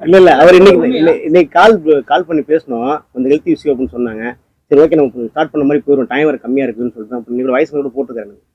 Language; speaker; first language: Tamil; native; Tamil